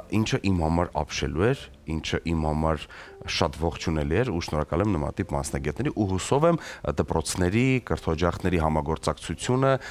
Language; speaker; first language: Armenian; native; Armenian